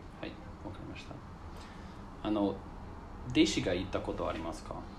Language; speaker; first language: Japanese; non-native, learner; English